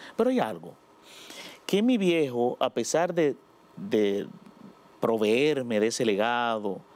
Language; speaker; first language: Spanish; native; Spanish